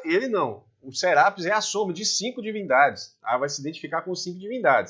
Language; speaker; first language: Portuguese; native; Portuguese